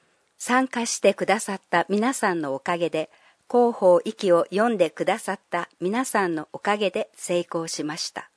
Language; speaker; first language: Japanese; non-native, fluent; English